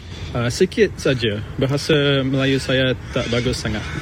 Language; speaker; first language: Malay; early bilingual, heritage; English